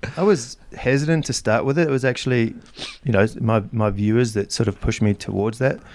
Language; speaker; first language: English; native; English